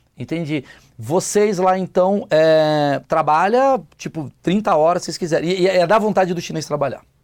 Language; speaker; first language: Portuguese; native; Portuguese